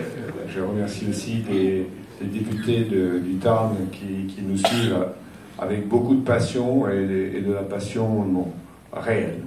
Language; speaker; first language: French; native; French